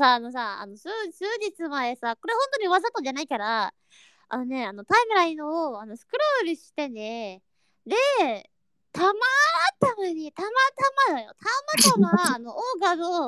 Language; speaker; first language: Japanese; non-native, learner; Indonesian